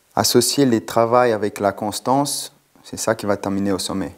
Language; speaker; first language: French; non-native, fluent; Portuguese